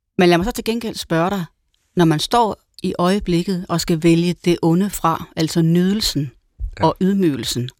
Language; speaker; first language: Danish; native; Danish